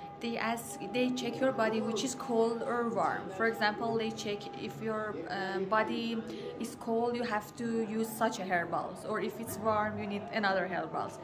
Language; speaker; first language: English; non-native, fluent; Persian